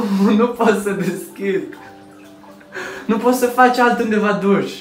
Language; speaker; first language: Romanian; early bilingual, heritage; Romanian